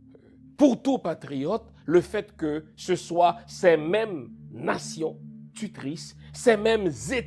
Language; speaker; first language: French; non-native, local second language; Haitian Creole